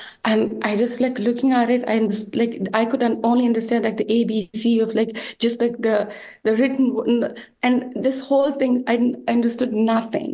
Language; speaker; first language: English; non-native, fluent; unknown